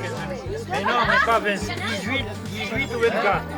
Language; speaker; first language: French; native; French